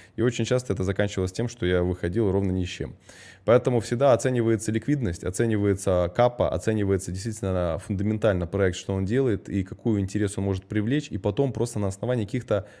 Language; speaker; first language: Russian; early bilingual, heritage; Russian